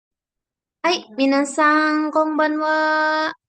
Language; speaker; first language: Japanese; non-native, fluent; Indonesian